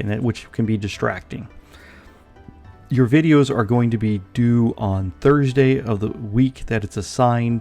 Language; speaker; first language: English; native; English